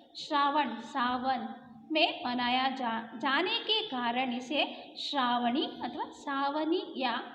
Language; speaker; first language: Hindi; non-native, local second language; Kannada